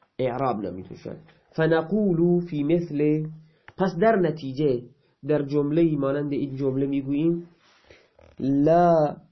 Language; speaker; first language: Persian; non-native, local second language; Baluchi